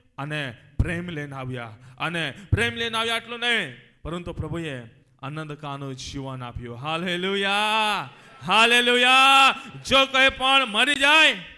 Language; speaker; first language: Gujarati; non-native, local second language; Gamit